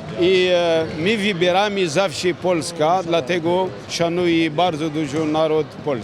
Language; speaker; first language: Polish; non-native, learner; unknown